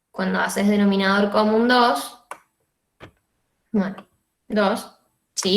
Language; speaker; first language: Spanish; native; Spanish